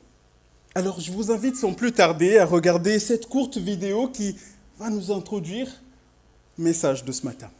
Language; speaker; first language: French; native; French